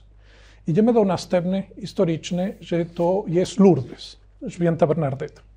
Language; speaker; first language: Polish; non-native, learner; Spanish